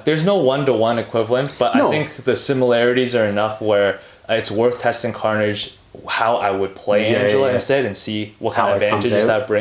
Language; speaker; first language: English; native; English